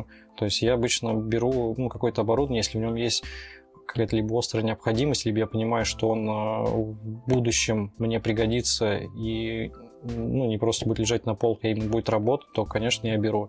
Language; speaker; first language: Russian; native; Russian